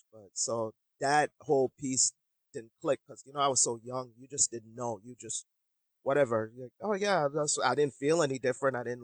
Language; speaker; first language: English; native; English